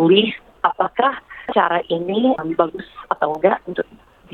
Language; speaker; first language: Indonesian; early bilingual, heritage; English